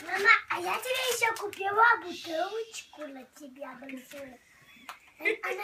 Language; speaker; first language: Russian; early bilingual, heritage; English